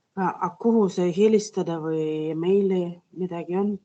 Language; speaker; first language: Estonian; non-native, local second language; Russian